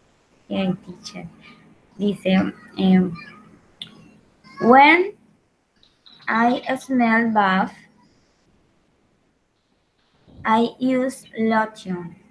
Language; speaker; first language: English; non-native, learner; Spanish